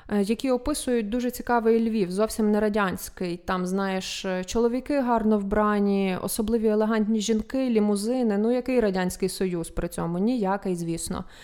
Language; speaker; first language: Ukrainian; native; Ukrainian